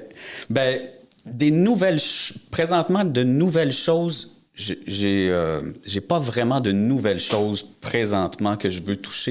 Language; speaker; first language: French; native; French